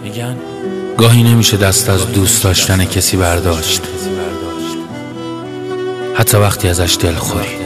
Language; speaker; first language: Persian; native; Persian